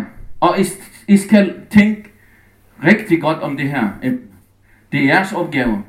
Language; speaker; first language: Danish; non-native, fluent; Arabic